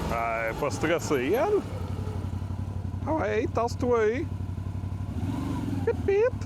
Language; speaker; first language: French; native; French